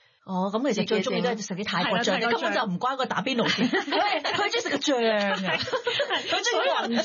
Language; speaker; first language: Cantonese; native; Cantonese